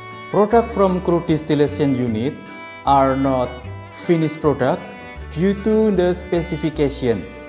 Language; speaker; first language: English; non-native, fluent; Indonesian